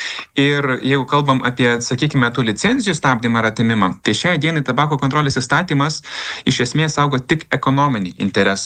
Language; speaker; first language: Lithuanian; native; Lithuanian